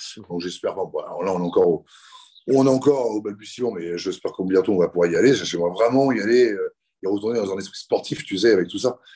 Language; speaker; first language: French; native; French